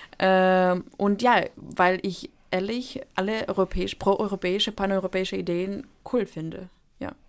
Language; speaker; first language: German; non-native, fluent; Ukrainian